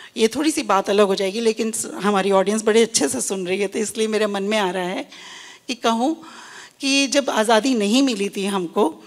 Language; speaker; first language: Hindi; native; Hindi